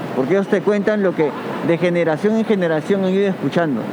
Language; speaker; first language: Spanish; native; Spanish